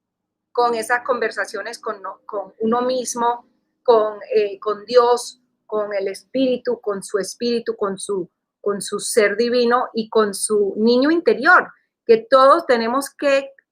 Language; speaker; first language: Spanish; early bilingual, heritage; Spanish